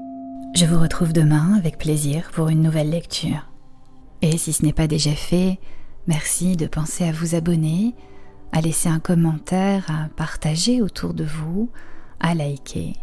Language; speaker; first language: French; native; French